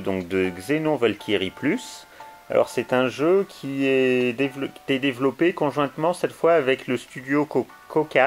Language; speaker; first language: French; native; French